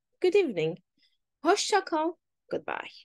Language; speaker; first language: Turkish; non-native, fluent; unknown